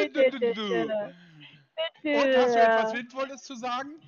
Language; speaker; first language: German; native; German